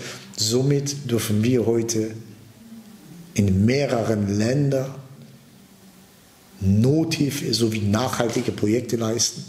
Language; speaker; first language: German; early bilingual, other home language; Turkish